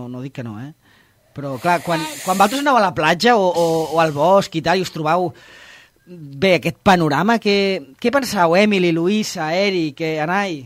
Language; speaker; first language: Catalan; native; Catalan